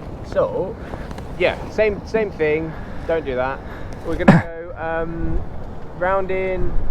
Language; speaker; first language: English; native; English